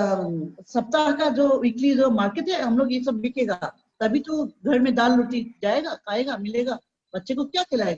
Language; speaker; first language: Hindi; non-native, local second language; Assamese